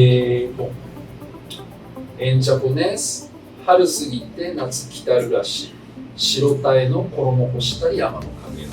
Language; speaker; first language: Portuguese; non-native, fluent; Japanese